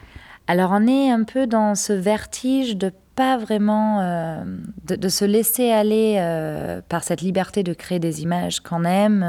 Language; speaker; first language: French; non-native, fluent; German